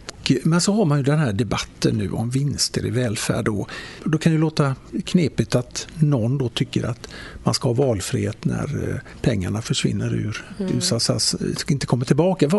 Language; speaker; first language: Swedish; native; Swedish